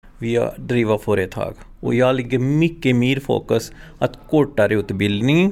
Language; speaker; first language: Swedish; non-native, learner; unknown